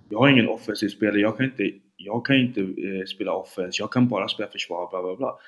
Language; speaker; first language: Swedish; early bilingual, other home language; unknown